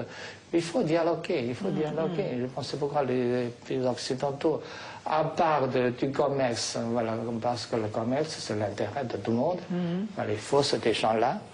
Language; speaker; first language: French; non-native, fluent; Chinese